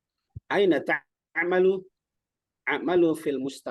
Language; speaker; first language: Arabic; non-native, learner; Indonesian